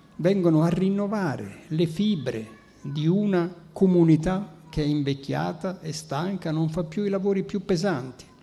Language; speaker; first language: Italian; native; Italian